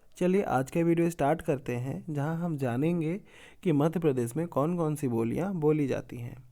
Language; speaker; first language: Hindi; native; Hindi